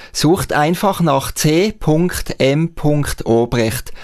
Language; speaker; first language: German; native; German